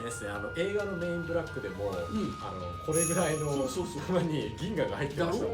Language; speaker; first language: Japanese; native; Japanese